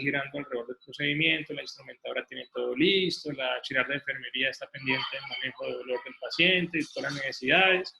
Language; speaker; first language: Spanish; native; Spanish